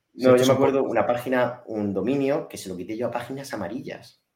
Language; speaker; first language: Spanish; native; Spanish